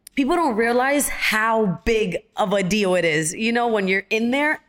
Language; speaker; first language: English; early bilingual, other home language; Spanish